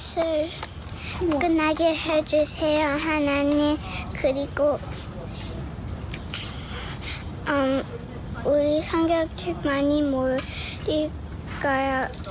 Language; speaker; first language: Korean; early bilingual, heritage; English